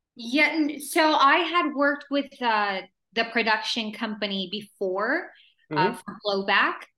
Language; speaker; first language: English; early bilingual, other home language; Spanish